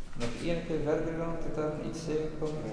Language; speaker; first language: Dutch; native; Dutch